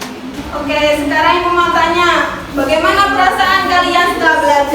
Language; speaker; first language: Indonesian; native; Indonesian